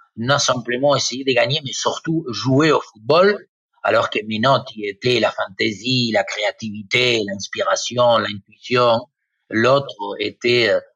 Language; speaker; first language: French; non-native, fluent; Spanish